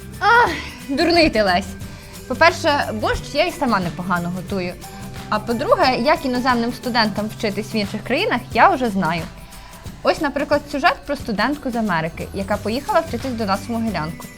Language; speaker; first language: Ukrainian; native; Ukrainian